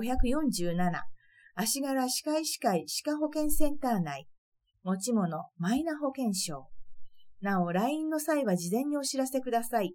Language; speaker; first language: Japanese; native; Japanese